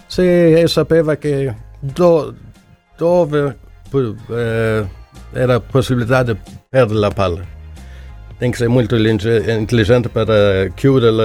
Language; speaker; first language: Italian; non-native, learner; Swedish